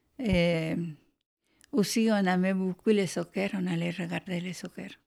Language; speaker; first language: French; non-native, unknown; Spanish